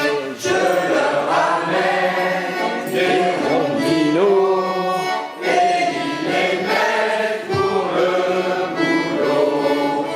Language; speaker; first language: French; native; French